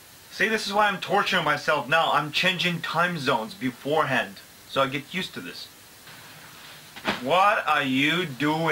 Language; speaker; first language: English; non-native, fluent; Russian